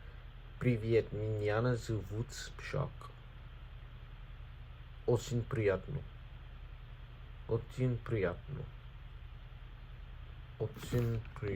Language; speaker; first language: Russian; non-native, learner; English